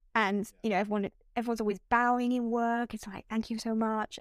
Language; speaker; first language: English; native; English